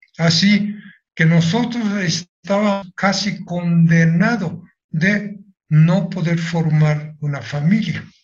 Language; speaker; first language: Spanish; non-native, fluent; Japanese